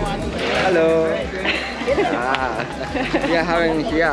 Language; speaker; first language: German; non-native, learner; Spanish